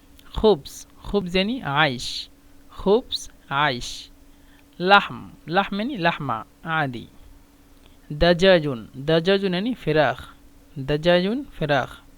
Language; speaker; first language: Arabic; non-native, fluent; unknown